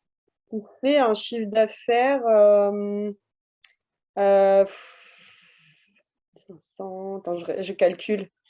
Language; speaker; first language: French; native; French